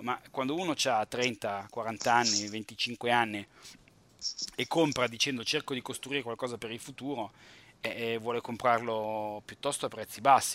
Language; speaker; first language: Italian; native; Italian